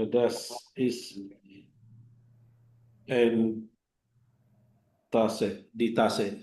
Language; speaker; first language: German; non-native, learner; Indonesian